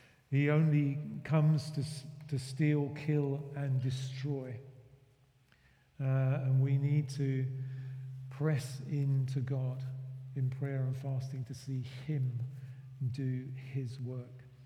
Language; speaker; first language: English; native; English